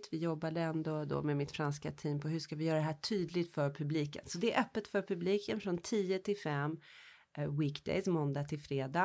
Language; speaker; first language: Swedish; early bilingual, heritage; Swedish